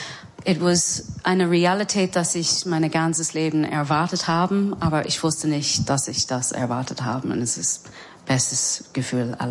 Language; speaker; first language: German; non-native, learner; English